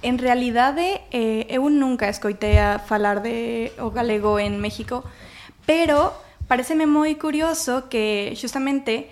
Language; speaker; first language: Galician; non-native, learner; Spanish